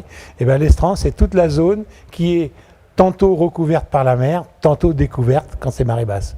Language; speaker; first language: French; native; French